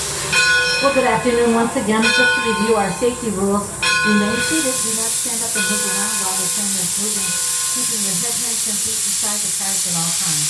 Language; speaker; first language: English; native; English